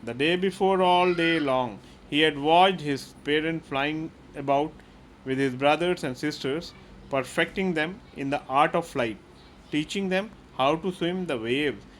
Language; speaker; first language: English; non-native, local second language; Hindi